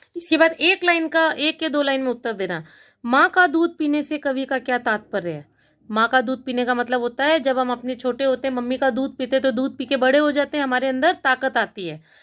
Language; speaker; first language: Hindi; native; Hindi